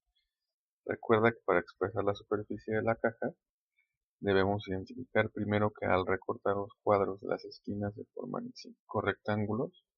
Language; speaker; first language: Spanish; native; Spanish